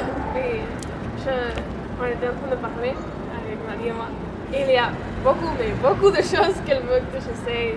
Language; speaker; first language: French; non-native, learner; Spanish